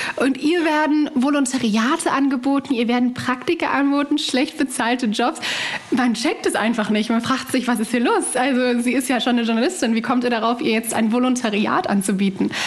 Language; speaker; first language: German; early bilingual, other home language; Arabic